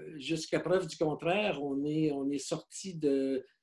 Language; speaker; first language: French; native; French